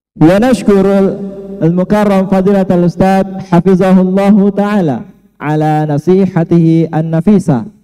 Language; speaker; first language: Arabic; non-native, learner; Indonesian